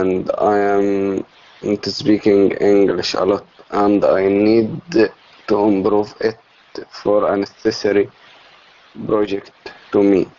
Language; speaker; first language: English; non-native, learner; Arabic